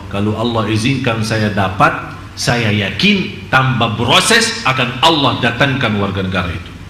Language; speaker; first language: Indonesian; non-native, fluent; Arabic